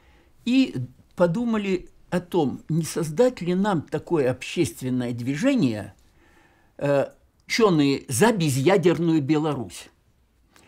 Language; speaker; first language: Russian; native; Russian